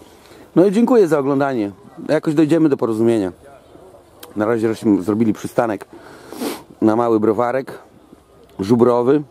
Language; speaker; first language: Polish; native; Polish